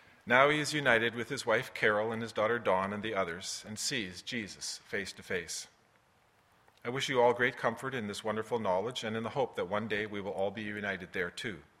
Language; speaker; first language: English; early bilingual, other home language; German